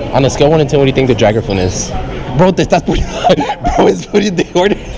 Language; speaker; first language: English; early bilingual, other home language; Spanish